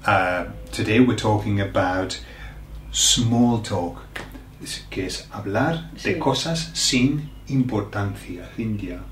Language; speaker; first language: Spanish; non-native, fluent; English